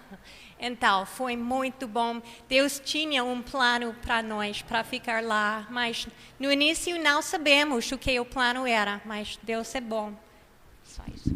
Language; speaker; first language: Portuguese; non-native, fluent; English